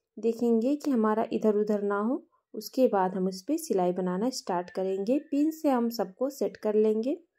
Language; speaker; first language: Hindi; native; Hindi